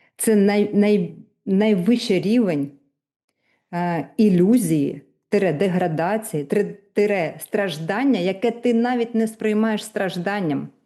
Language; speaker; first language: Ukrainian; non-native, local second language; Russian